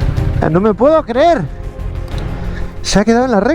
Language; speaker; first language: Spanish; native; Spanish